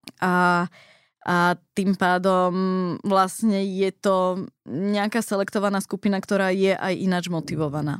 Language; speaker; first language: Slovak; early bilingual, heritage; Slovak